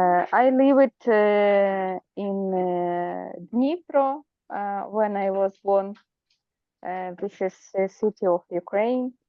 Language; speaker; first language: English; non-native, learner; Ukrainian